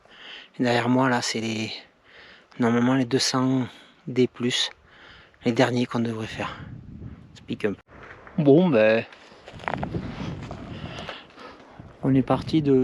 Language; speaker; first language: French; native; French